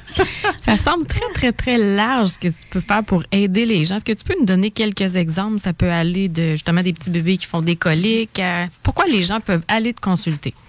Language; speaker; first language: French; native; French